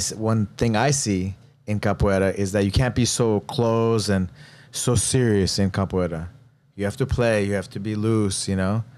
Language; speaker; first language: English; native; English